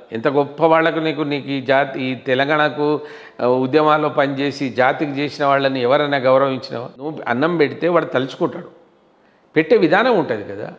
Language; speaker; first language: Telugu; non-native, local second language; Lambadi